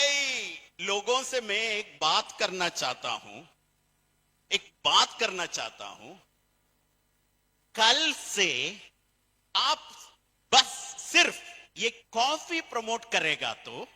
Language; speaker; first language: Hindi; non-native, learner; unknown